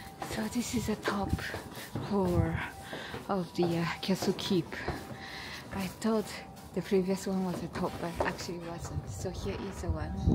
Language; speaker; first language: English; non-native, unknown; Japanese